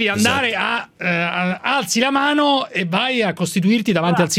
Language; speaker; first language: Italian; native; Italian